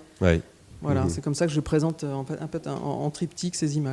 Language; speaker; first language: French; native; French